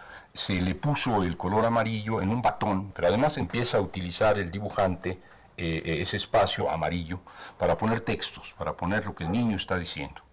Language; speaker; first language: Spanish; native; Spanish